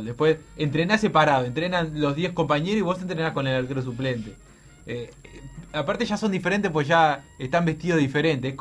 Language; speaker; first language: Spanish; native; Spanish